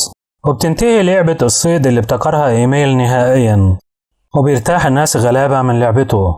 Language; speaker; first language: Arabic; native; Arabic